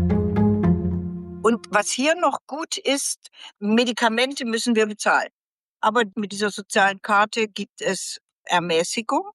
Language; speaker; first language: German; native; German